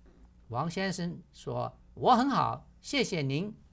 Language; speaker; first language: Chinese; non-native, fluent; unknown